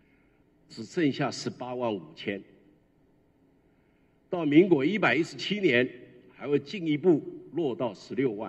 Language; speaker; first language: Chinese; native; Chinese